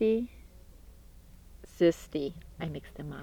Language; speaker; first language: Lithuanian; early bilingual, heritage; Lithuanian